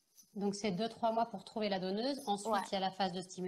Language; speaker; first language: French; native; French